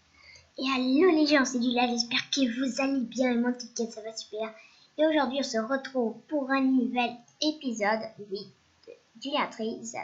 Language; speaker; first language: French; non-native, fluent; Spanish